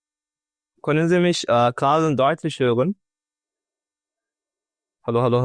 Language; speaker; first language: German; non-native, learner; Bangla